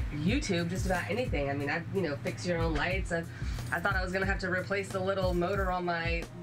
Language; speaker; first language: English; native; English